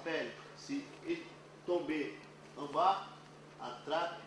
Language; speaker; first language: French; non-native, learner; Portuguese